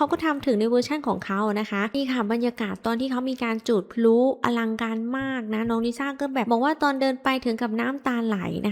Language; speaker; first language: Thai; native; Thai